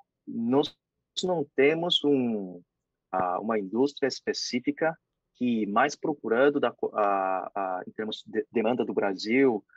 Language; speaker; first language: Portuguese; non-native, fluent; Korean